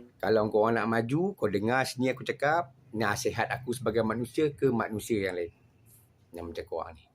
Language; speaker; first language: Malay; native; Malay